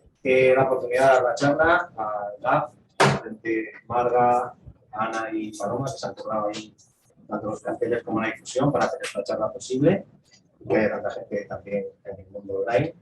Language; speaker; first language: Spanish; native; Spanish